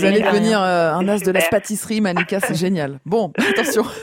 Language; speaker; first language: French; native; French